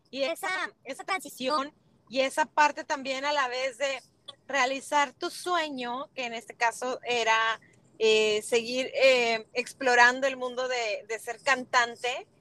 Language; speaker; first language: Spanish; native; Spanish